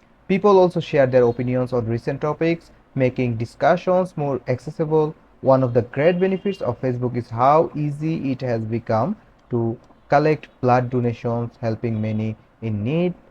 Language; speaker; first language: English; non-native, local second language; Bangla